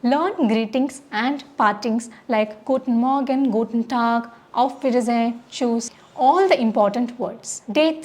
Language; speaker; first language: German; non-native, learner; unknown